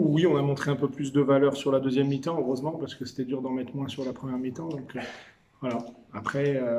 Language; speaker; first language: French; native; French